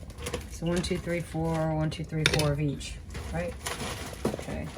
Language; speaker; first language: English; native; English